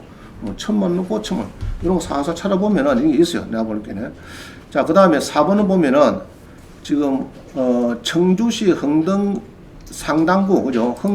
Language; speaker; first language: Korean; native; Korean